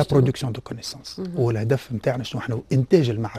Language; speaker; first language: Arabic; native; Arabic